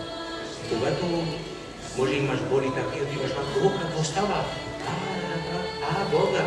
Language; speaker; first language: Bulgarian; non-native, learner; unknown